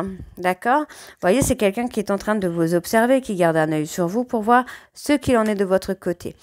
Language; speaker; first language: French; native; French